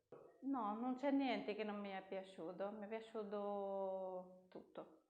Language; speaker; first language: Italian; non-native, learner; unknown